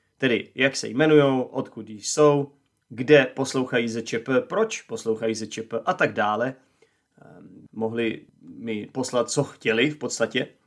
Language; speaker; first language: Czech; native; Czech